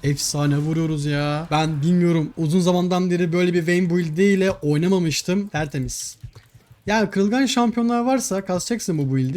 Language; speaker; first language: Turkish; native; Turkish